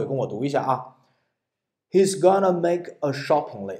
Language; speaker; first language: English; non-native, fluent; Chinese